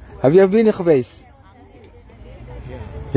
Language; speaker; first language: Dutch; non-native, learner; Filipino